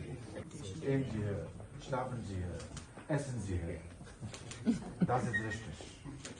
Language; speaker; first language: German; non-native, learner; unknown